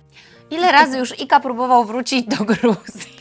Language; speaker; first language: Polish; native; Polish